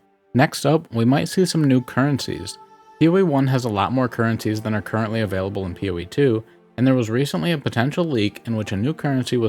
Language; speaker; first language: English; native; English